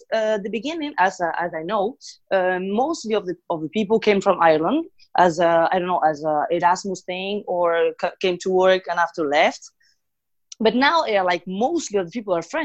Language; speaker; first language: English; non-native, fluent; Spanish